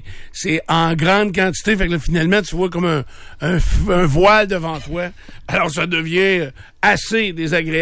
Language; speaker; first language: French; native; French